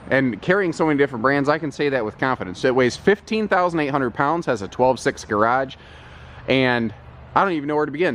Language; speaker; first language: English; native; English